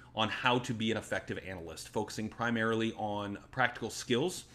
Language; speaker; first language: English; native; English